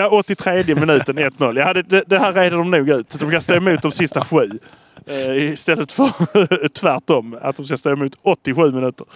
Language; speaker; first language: Swedish; native; Swedish